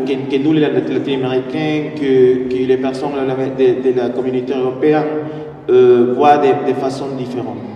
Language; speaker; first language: French; non-native, fluent; Spanish